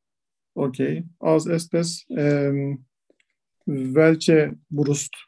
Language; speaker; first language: German; non-native, learner; Turkish